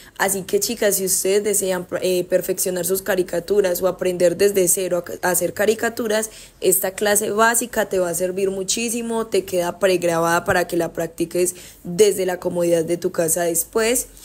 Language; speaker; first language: Spanish; native; Spanish